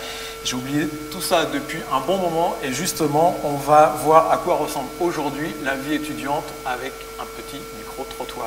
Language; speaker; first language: French; native; French